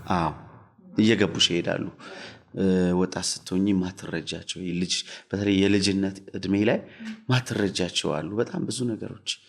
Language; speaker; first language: Amharic; native; Amharic